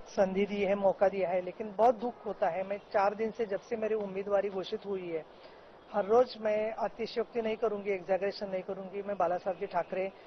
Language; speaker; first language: Hindi; non-native, local second language; Marathi